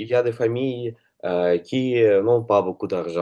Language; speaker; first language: French; non-native, learner; Russian